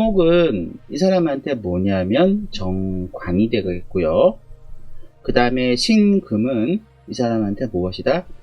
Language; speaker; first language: Korean; native; Korean